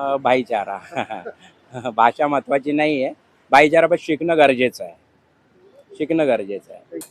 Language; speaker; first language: Marathi; native; Marathi